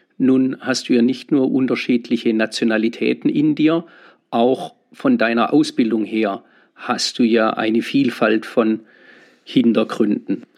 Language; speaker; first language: German; native; German